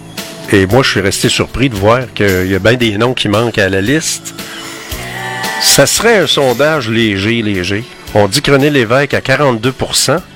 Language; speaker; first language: French; native; French